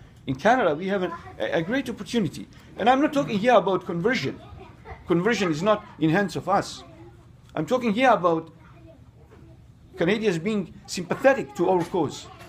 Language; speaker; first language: English; non-native, fluent; Bosnian